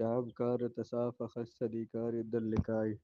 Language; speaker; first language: Arabic; non-native, fluent; Urdu